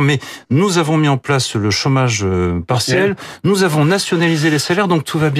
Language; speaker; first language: French; native; French